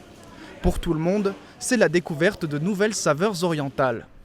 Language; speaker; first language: French; native; French